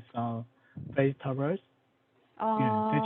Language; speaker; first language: English; non-native, learner; Korean